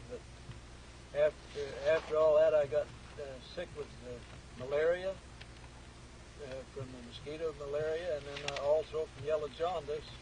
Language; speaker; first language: English; native; English